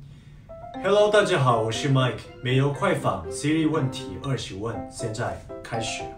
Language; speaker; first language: Chinese; non-native, fluent; Thai